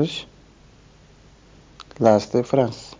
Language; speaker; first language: Dutch; non-native, learner; Turkish